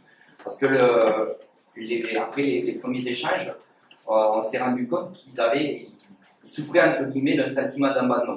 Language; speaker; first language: French; native; French